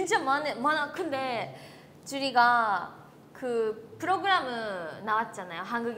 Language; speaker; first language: Korean; non-native, learner; Japanese